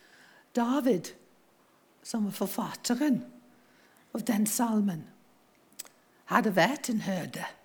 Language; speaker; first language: Norwegian; non-native, fluent; English